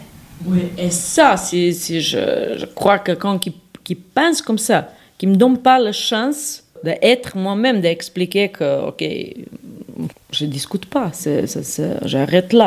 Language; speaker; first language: French; non-native, fluent; Serbian